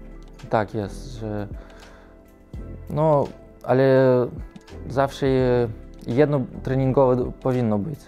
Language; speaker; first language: Polish; non-native, learner; Russian